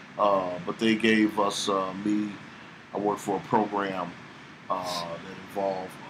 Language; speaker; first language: English; native; English